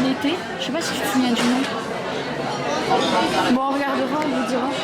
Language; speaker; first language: French; native; French